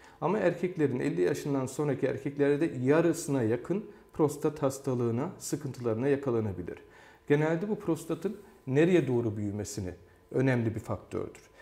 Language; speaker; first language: Turkish; early bilingual, heritage; Turkish